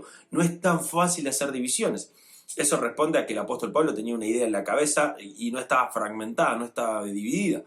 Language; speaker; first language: Spanish; native; Spanish